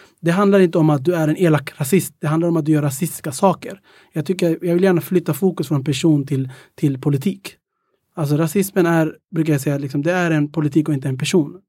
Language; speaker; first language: Swedish; early bilingual, other home language; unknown